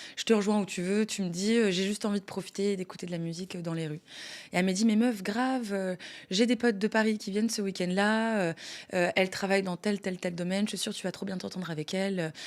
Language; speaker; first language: French; native; French